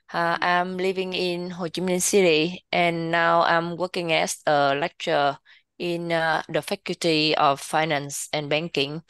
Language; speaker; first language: English; non-native, learner; Vietnamese